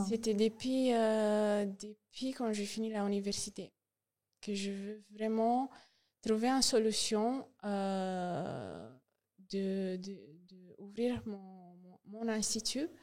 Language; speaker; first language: French; non-native, learner; Romanian